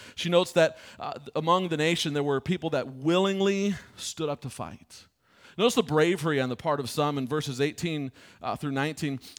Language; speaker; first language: English; native; English